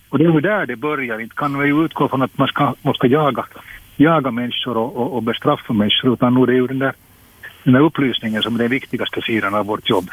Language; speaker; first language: Swedish; native; Swedish